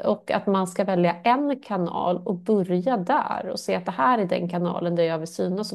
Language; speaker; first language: Swedish; native; Swedish